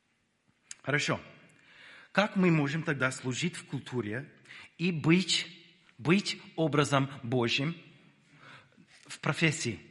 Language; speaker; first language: Russian; non-native, fluent; English